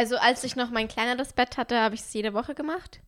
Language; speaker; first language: German; native; German